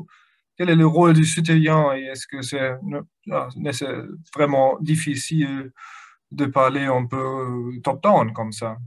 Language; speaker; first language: French; non-native, fluent; German